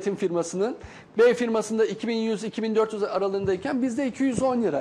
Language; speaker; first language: Turkish; native; Turkish